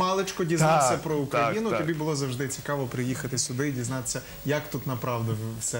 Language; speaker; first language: Ukrainian; native; Ukrainian